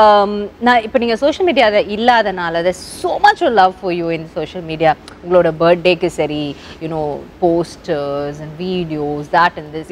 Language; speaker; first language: Tamil; native; Tamil